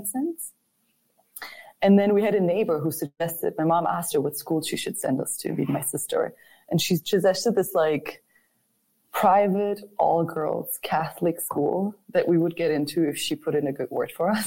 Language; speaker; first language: English; non-native, fluent; German